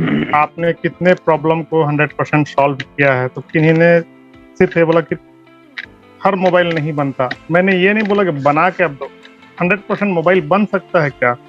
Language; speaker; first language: Hindi; native; Hindi